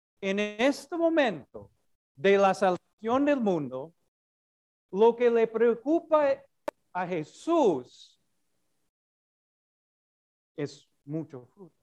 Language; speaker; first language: Spanish; non-native, fluent; English